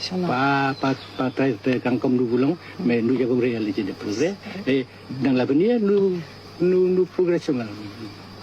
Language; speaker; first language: French; non-native, fluent; Vietnamese